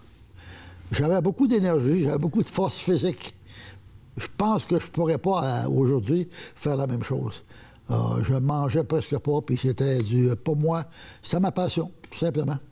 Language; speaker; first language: French; native; French